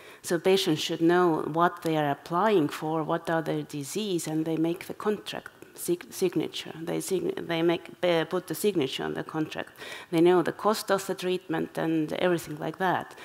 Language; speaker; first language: English; non-native, fluent; Estonian